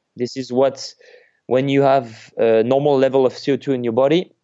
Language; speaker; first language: English; non-native, fluent; French